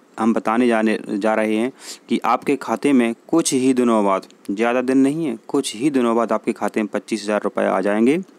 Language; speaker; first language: Hindi; native; Hindi